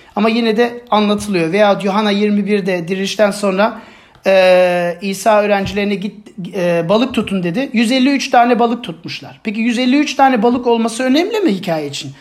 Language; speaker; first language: Turkish; non-native, fluent; German